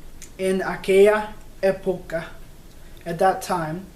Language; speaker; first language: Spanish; non-native, learner; English